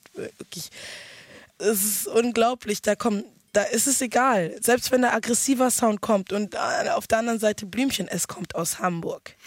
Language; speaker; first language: German; early bilingual, other home language; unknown